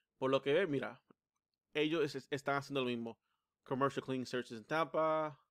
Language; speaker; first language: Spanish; early bilingual, heritage; Spanish